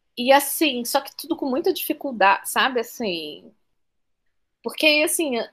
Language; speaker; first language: Portuguese; native; Portuguese